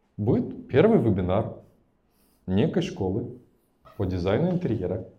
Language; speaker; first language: Russian; native; Russian